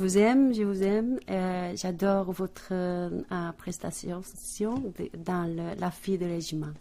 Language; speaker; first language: French; non-native, fluent; Korean